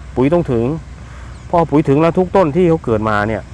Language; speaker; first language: Thai; non-native, local second language; Northeastern Thai